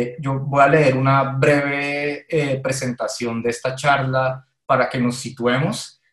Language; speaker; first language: Spanish; native; Spanish